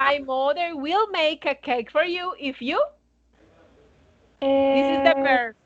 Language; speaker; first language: English; non-native, fluent; Spanish